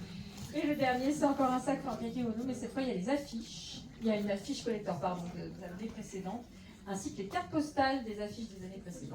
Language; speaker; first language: French; native; French